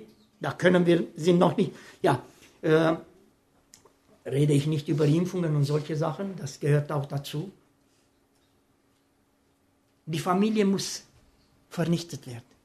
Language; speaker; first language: German; non-native, fluent; Romanian